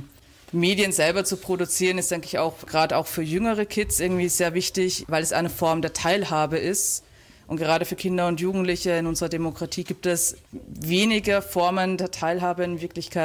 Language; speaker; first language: German; native; German